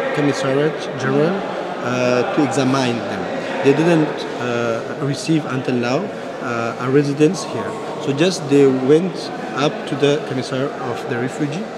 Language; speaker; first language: English; non-native, fluent; Persian